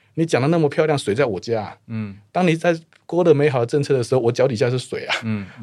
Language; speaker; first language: Chinese; native; Chinese